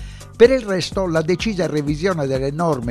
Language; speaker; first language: Italian; native; Italian